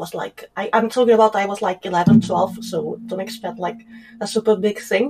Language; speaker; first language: English; non-native, fluent; Spanish